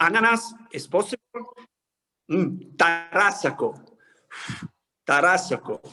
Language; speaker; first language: English; non-native, learner; Italian